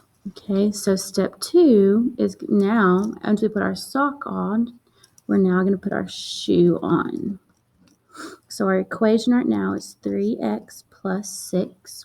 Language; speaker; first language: English; native; English